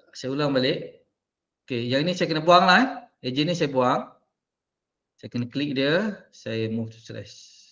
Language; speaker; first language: Malay; native; Malay